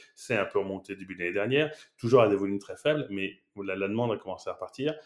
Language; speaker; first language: French; native; French